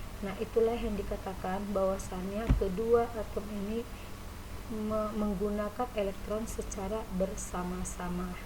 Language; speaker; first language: Indonesian; native; Indonesian